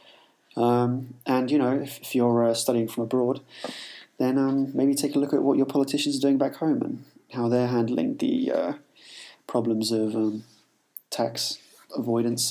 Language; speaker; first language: English; native; English